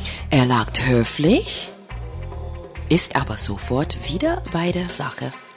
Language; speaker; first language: German; non-native, fluent; English